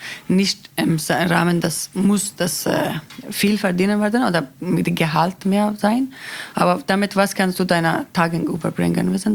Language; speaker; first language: German; non-native, learner; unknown